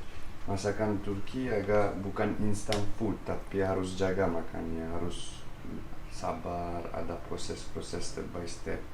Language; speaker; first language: Indonesian; non-native, fluent; Turkish